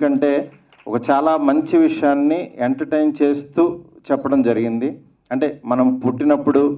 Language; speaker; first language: Telugu; native; Telugu